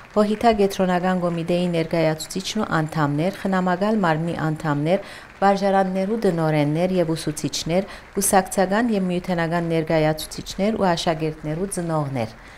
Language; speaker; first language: Armenian; early bilingual, heritage; Armenian